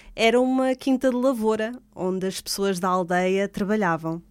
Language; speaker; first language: Portuguese; native; Portuguese